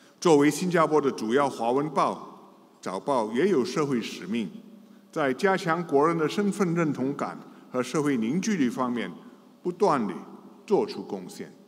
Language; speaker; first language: Chinese; non-native, local second language; English